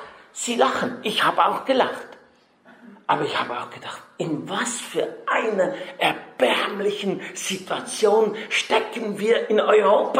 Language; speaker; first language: German; native; German